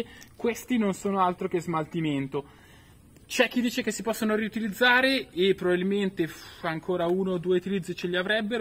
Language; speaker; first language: Italian; native; Italian